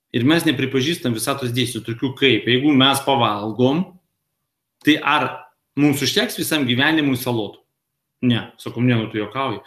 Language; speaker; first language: Lithuanian; non-native, local second language; Russian